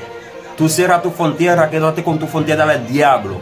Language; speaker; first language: Spanish; non-native, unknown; Haitian Creole